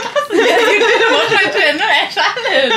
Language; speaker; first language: Korean; non-native, fluent; German